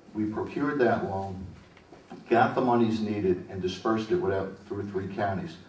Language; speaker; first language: English; native; English